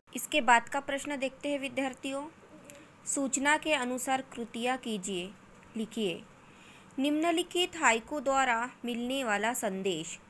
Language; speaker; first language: Hindi; non-native, local second language; Marathi